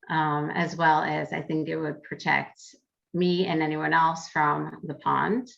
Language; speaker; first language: English; native; English